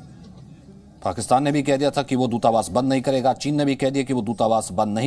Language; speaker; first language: Hindi; native; Hindi